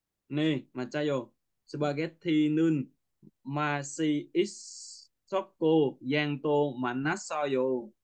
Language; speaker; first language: Korean; non-native, learner; Vietnamese